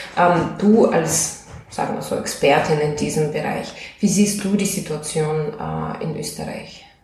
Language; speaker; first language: German; non-native, fluent; Russian